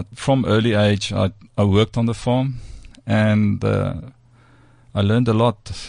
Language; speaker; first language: English; non-native, local second language; Afrikaans